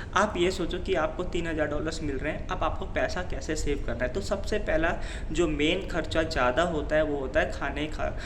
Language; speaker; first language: Hindi; native; Hindi